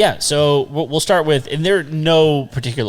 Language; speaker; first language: English; native; English